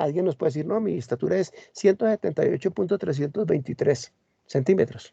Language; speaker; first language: Spanish; native; Spanish